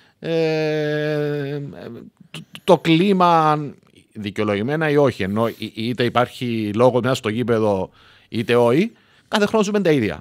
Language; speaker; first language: Greek; native; Greek